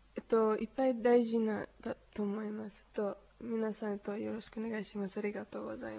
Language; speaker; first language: Japanese; non-native, learner; Spanish